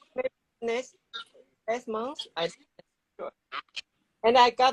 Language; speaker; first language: English; non-native, learner; Chinese